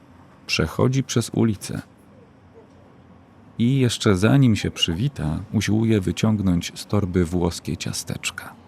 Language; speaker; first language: Polish; native; Polish